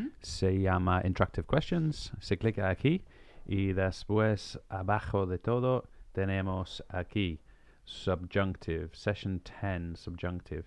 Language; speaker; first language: Spanish; non-native, fluent; English